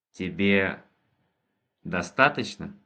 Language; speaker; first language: Russian; non-native, fluent; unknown